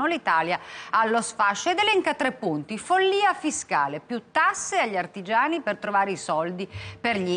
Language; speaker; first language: Italian; native; Italian